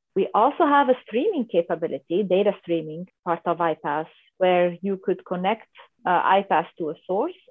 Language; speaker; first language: English; non-native, fluent; Arabic